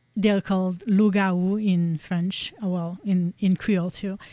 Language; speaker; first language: English; non-native, fluent; French